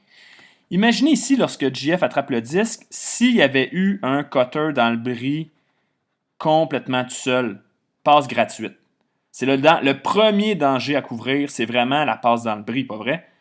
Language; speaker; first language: French; native; French